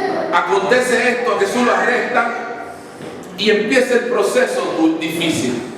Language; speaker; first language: Spanish; native; Spanish